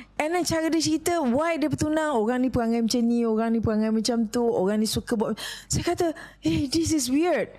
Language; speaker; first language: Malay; native; Malay